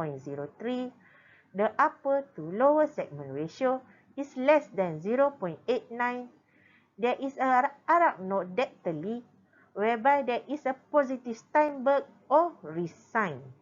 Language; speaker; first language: English; non-native, local second language; Malay